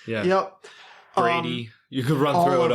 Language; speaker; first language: English; native; English